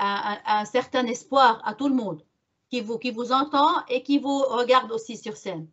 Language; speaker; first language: French; non-native, local second language; Arabic